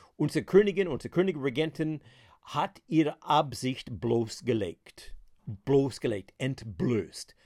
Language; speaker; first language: German; non-native, fluent; English